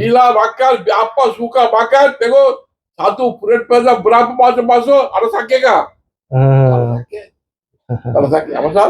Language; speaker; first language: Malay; non-native, learner; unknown